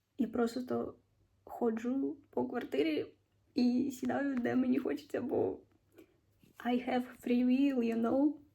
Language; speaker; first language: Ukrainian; non-native, local second language; Russian